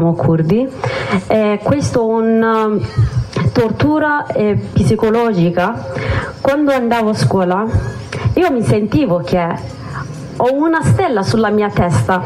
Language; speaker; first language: Italian; non-native, learner; Kurdish